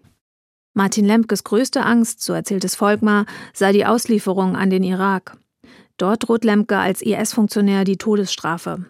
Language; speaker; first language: German; native; German